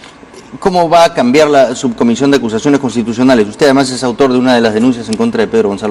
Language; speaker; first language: Spanish; native; Spanish